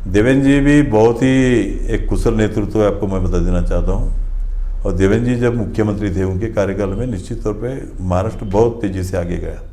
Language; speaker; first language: Hindi; non-native, local second language; Marathi